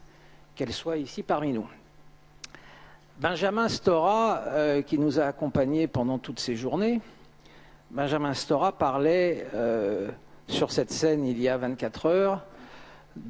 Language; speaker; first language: French; native; French